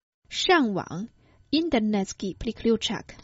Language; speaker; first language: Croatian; non-native, fluent; Chinese